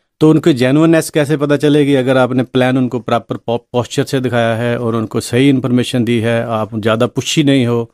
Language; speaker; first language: Hindi; non-native, local second language; Punjabi